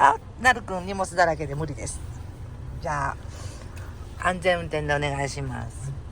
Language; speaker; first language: Japanese; native; Japanese